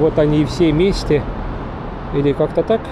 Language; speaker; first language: Russian; non-native, learner; Estonian